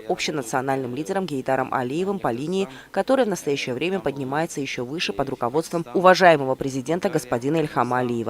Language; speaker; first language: Russian; native; Russian